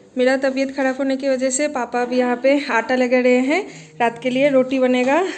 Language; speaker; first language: Hindi; non-native, local second language; Bangla